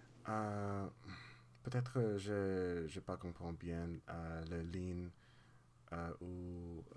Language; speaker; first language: French; non-native, learner; English